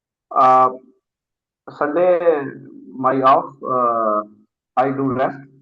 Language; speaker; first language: English; non-native, learner; Urdu